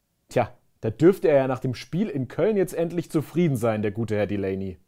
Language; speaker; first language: German; native; German